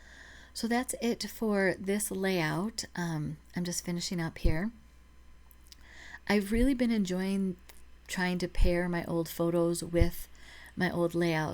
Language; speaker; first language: English; native; English